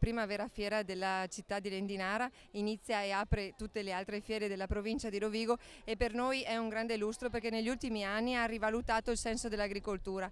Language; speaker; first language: Italian; native; Italian